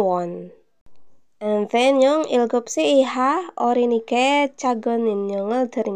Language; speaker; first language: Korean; non-native, fluent; Filipino